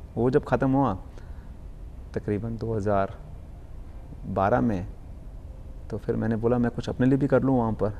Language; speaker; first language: Hindi; early bilingual, heritage; Punjabi